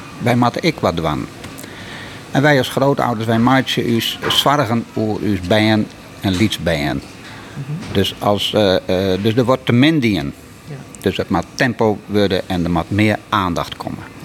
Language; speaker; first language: Dutch; non-native, local second language; Western Frisian